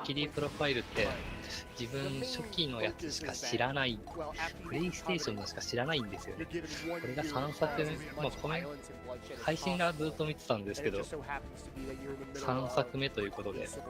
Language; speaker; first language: Japanese; native; Japanese